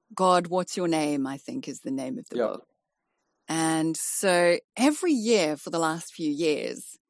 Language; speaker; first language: English; native; English